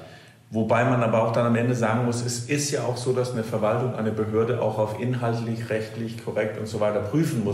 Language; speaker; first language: German; non-native, fluent; Danish